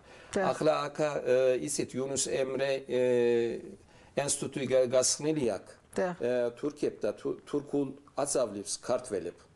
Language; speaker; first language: Georgian; early bilingual, heritage; Turkish